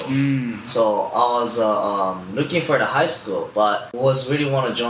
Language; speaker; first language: English; non-native, fluent; Japanese